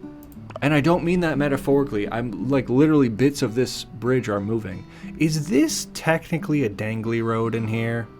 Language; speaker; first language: English; native; English